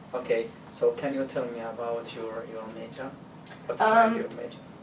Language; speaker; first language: English; non-native, learner; Arabic